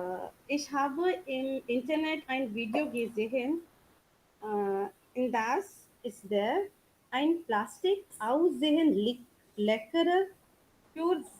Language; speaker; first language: German; non-native, learner; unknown